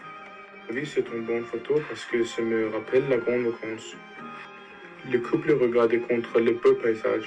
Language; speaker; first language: French; non-native, learner; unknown